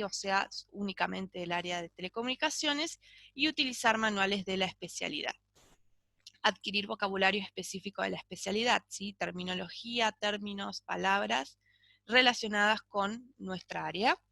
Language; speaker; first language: Spanish; native; Spanish